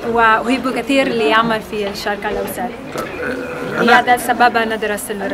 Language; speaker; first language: Arabic; non-native, learner; Italian